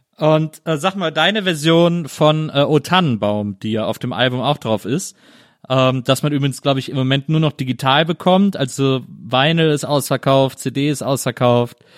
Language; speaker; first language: German; native; German